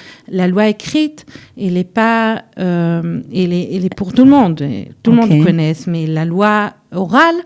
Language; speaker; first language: French; early bilingual, heritage; French